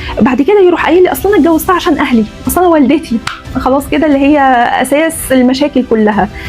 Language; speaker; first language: Egyptian Arabic; early bilingual, heritage; Arabic